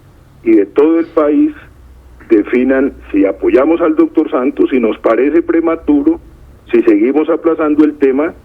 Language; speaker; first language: Spanish; native; Spanish